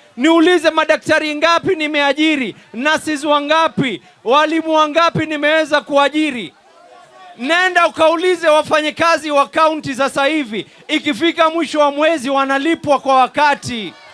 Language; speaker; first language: Swahili; native; Swahili